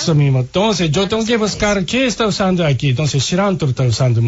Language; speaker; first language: Spanish; non-native, learner; Japanese